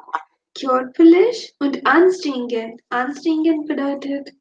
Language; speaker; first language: German; non-native, fluent; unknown